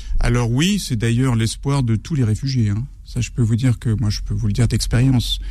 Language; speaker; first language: French; native; French